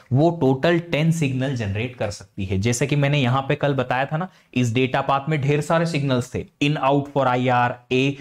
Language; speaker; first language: Hindi; native; Hindi